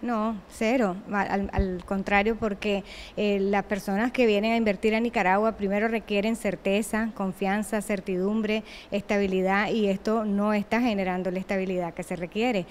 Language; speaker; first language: Spanish; native; Spanish